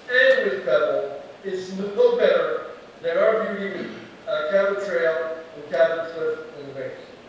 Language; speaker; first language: English; native; English